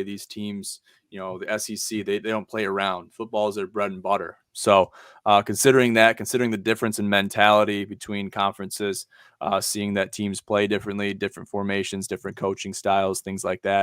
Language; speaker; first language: English; native; English